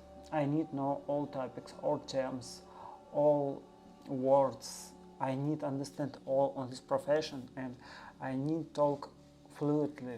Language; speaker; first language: English; non-native, learner; Russian